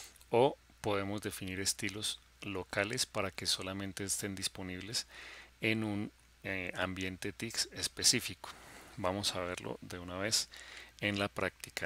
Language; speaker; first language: Spanish; native; Spanish